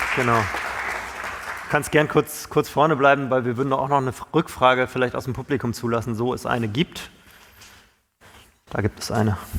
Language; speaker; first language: German; native; German